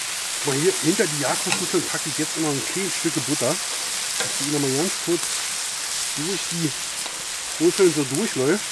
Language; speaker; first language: German; native; German